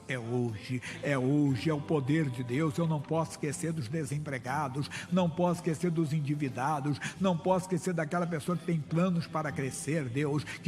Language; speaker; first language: Portuguese; native; Portuguese